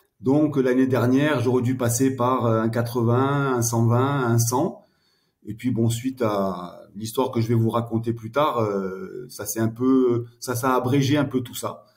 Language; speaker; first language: French; early bilingual, heritage; French